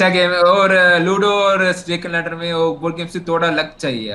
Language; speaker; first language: Hindi; non-native, local second language; Tamil